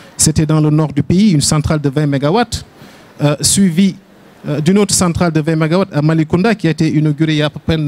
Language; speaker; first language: French; non-native, local second language; Wolof